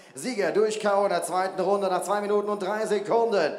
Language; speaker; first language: German; native; German